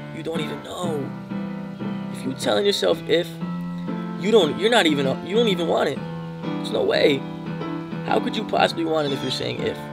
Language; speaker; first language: English; native; English